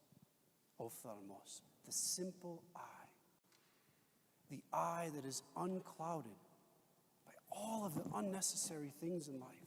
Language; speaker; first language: English; native; English